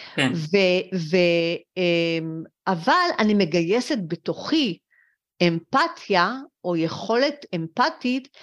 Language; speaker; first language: Hebrew; early bilingual, other home language; French